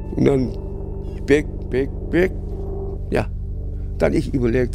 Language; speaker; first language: German; non-native, learner; Korean